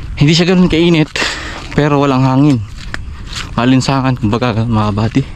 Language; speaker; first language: Filipino; non-native, local second language; Cebuano